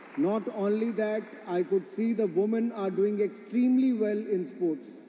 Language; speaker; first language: English; non-native, local second language; Hindi